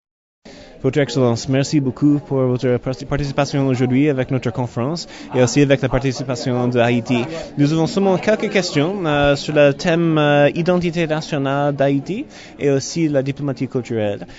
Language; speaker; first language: French; non-native, learner; English